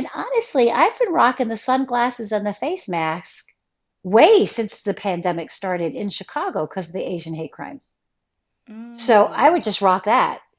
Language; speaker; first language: English; native; English